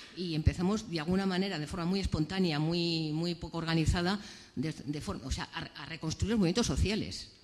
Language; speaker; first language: Spanish; native; Spanish